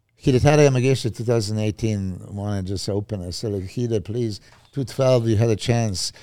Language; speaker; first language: English; non-native, fluent; Serbian